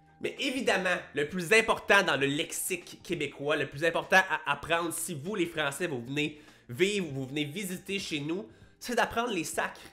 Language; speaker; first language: French; native; French